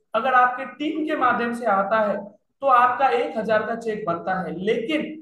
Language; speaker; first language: Hindi; non-native, local second language; Nepali